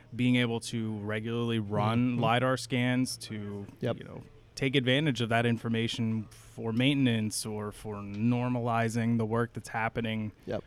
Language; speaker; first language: English; native; English